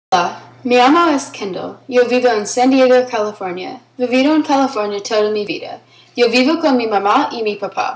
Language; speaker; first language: Spanish; non-native, learner; English